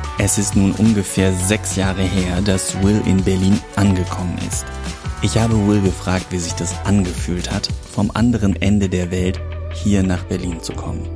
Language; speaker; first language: German; native; German